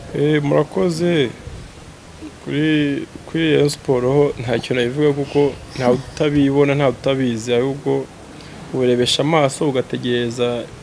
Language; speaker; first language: Kinyarwanda; native; Kinyarwanda